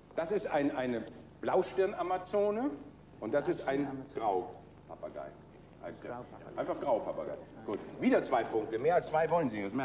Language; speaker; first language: German; native; German